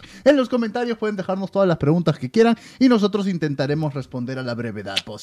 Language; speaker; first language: Spanish; native; Spanish